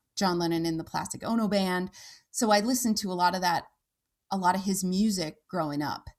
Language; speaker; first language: English; native; English